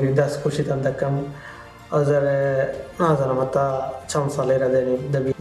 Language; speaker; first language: Central Kurdish; non-native, learner; Bangla